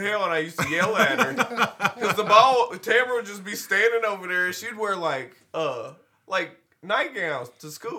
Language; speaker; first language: English; native; English